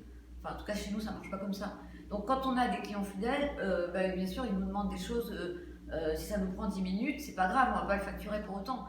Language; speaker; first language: French; native; French